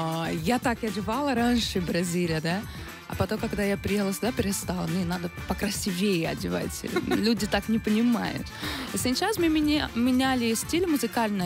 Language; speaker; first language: Russian; non-native, learner; Portuguese